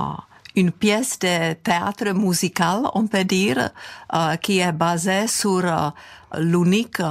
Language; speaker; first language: French; non-native, fluent; Czech